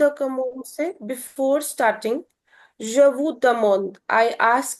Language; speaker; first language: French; non-native, learner; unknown